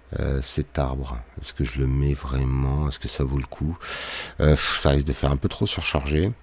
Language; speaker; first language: French; native; French